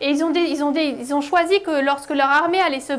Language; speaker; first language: French; native; French